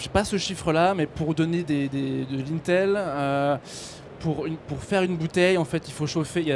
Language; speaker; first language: French; native; French